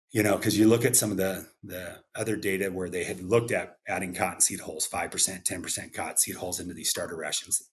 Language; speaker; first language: English; native; English